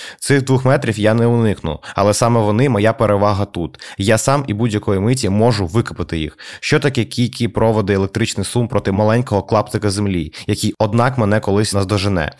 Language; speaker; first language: Ukrainian; native; Ukrainian